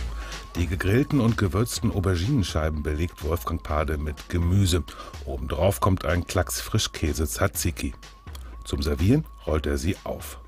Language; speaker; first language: German; native; German